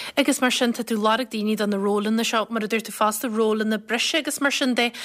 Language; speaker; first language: Irish; native; Irish